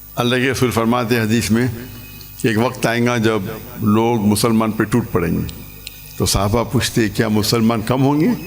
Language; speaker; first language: Urdu; non-native, local second language; English